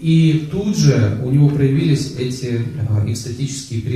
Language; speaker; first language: Russian; native; Russian